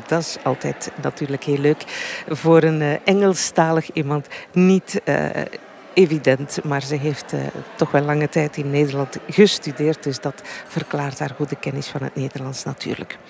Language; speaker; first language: Dutch; native; Dutch